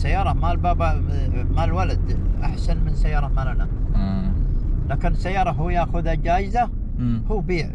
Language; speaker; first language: Arabic; native; Arabic